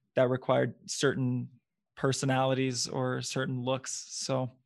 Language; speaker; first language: English; native; English